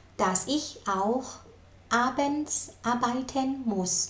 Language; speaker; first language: German; non-native, fluent; Thai